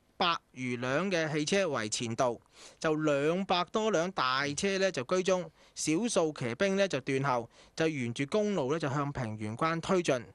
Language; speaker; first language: Cantonese; native; Cantonese